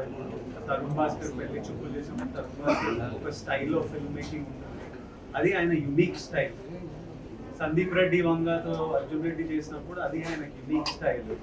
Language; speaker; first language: Telugu; native; Telugu